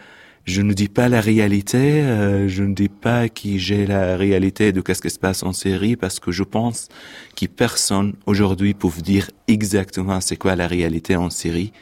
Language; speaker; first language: French; non-native, fluent; Arabic